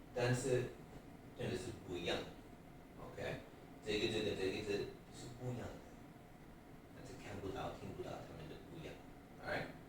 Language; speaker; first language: Chinese; non-native, learner; English